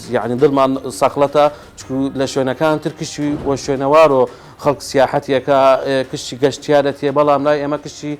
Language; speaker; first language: Central Kurdish; non-native, local second language; Azerbaijani